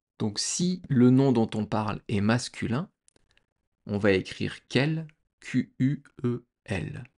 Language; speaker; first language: French; native; French